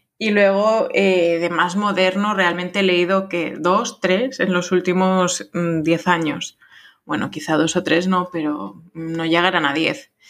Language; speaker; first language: Spanish; non-native, fluent; French